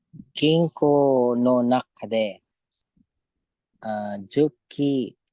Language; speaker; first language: Japanese; non-native, learner; Filipino